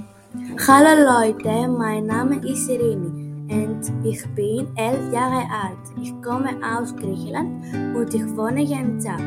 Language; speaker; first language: German; non-native, learner; Greek